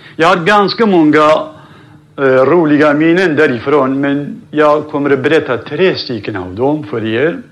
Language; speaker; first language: Swedish; non-native, fluent; Central Kurdish